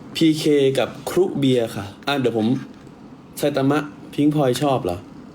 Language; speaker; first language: Thai; native; Thai